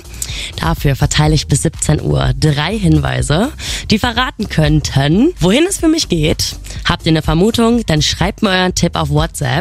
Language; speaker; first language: German; native; German